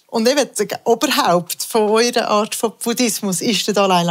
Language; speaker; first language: German; native; German